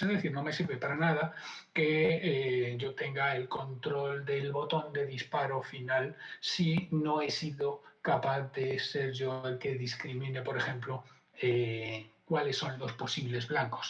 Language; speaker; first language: Spanish; native; Spanish